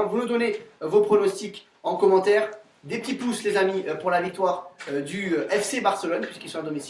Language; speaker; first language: French; native; French